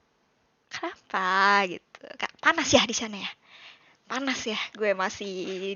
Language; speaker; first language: Indonesian; native; Indonesian